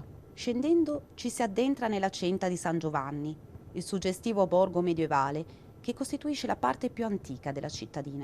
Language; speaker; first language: Italian; native; Italian